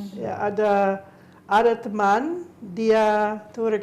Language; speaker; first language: Indonesian; non-native, learner; English